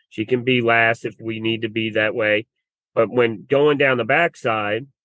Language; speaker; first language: English; native; English